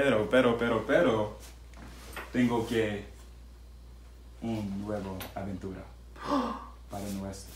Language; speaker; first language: Spanish; non-native, learner; English